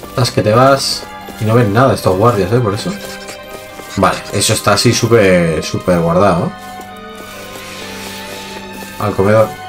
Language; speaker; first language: Spanish; native; Spanish